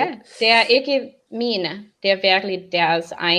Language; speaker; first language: Danish; non-native, learner; English